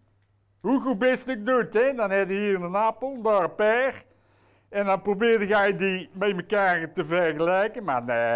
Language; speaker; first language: Dutch; native; Dutch